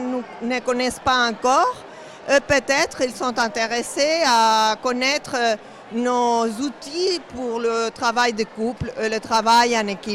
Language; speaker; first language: French; non-native, fluent; Spanish